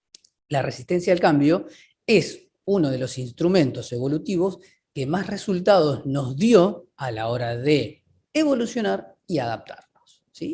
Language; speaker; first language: Spanish; native; Spanish